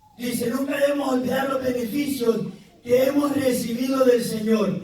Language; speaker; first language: Spanish; native; Spanish